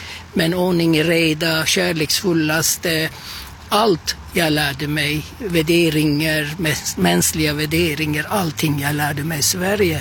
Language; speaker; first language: Swedish; non-native, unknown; Turkish